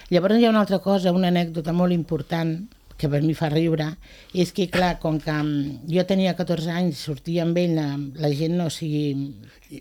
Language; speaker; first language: Catalan; non-native, local second language; Spanish